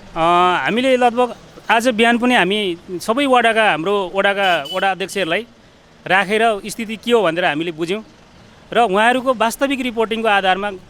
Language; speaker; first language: Nepali; native; Nepali